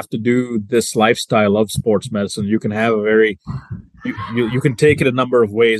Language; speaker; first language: English; native; English